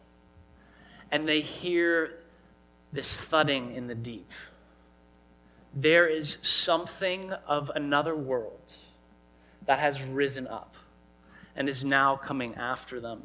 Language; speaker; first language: English; native; English